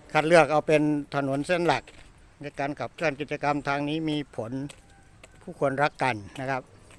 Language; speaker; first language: Thai; non-native, local second language; Northeastern Thai